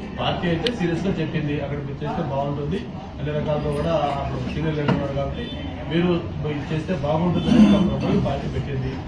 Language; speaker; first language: Telugu; native; Telugu